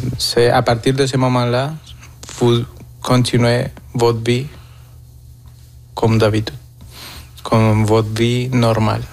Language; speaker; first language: French; non-native, fluent; Spanish